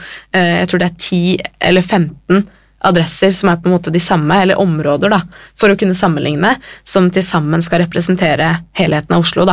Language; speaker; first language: Norwegian; native; Norwegian